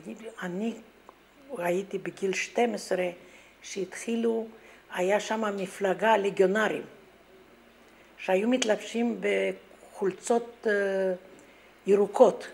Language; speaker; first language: Hebrew; non-native, fluent; Romanian